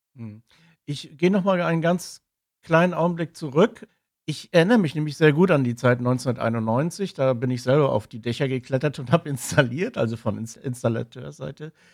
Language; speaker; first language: German; native; German